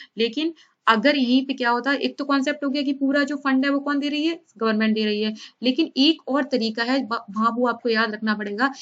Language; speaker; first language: Hindi; native; Hindi